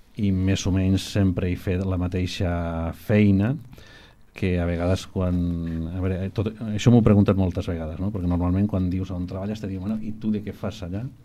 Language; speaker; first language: Catalan; non-native, local second language; Spanish